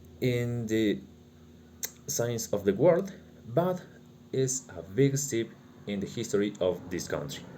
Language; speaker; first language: English; non-native, learner; Spanish